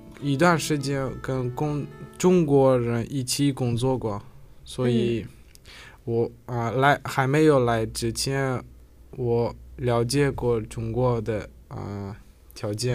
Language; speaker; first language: Chinese; non-native, learner; Uzbek